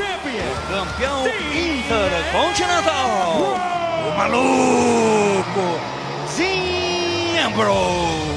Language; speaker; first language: Portuguese; native; Portuguese